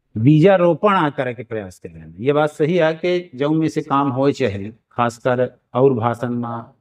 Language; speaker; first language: Hindi; native; Hindi